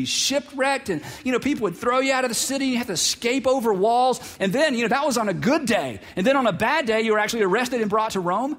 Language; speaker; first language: English; native; English